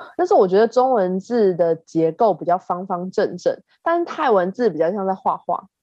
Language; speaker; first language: Chinese; native; Chinese